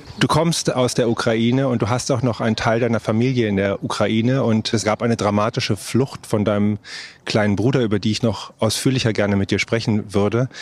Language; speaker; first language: German; native; German